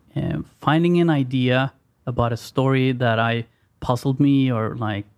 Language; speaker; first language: English; non-native, fluent; Swedish